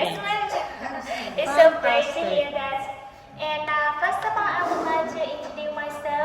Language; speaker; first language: English; non-native, learner; Vietnamese